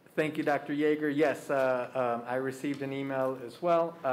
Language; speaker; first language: English; early bilingual, other home language; Spanish